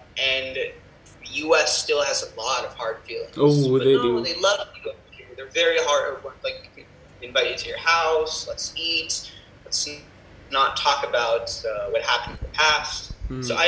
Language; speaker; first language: English; non-native, fluent; Spanish